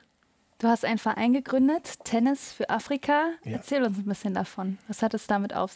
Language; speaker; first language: German; native; German